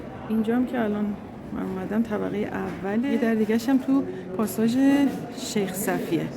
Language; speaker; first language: Persian; native; Persian